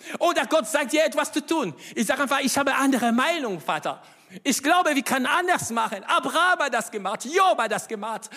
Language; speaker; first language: German; non-native, fluent; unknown